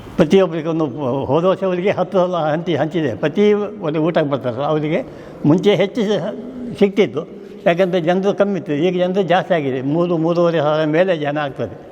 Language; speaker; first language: Kannada; non-native, local second language; Konkani